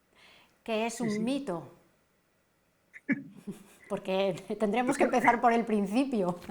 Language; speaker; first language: Spanish; native; Spanish